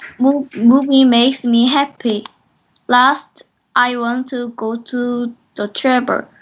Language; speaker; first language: English; non-native, learner; Korean